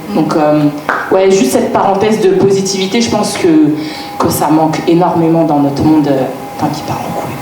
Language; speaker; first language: French; native; French